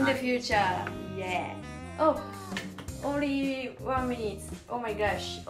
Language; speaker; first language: English; non-native, learner; Japanese